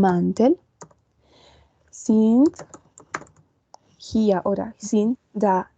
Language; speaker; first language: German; non-native, fluent; Spanish